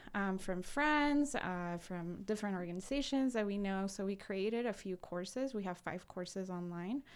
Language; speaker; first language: English; early bilingual, other home language; Spanish